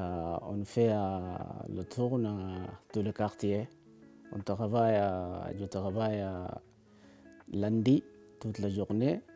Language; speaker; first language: French; non-native, learner; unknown